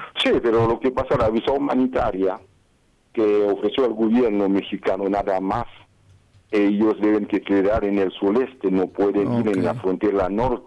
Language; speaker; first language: Spanish; non-native, fluent; Haitian Creole